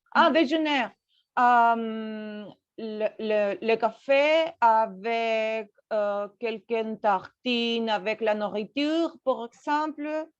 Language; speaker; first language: French; non-native, learner; Spanish